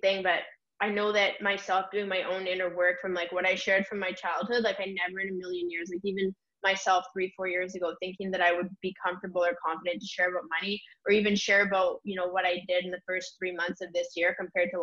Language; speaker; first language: English; native; English